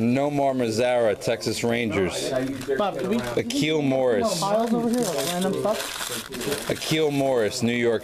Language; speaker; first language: English; native; English